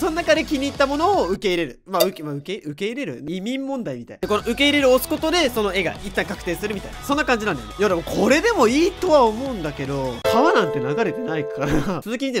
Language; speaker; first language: Japanese; native; Japanese